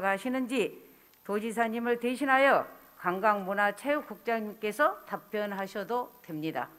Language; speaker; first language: Korean; native; Korean